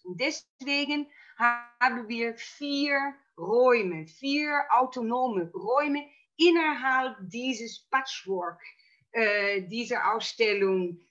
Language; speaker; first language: German; non-native, fluent; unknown